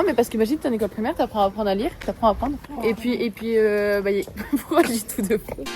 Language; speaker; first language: French; native; French